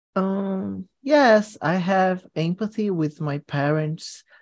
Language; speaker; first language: English; non-native, fluent; Portuguese